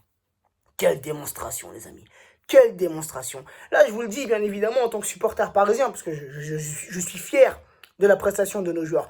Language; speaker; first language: French; native; French